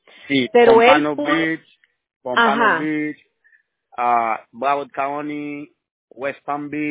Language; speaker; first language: Spanish; non-native, learner; Haitian Creole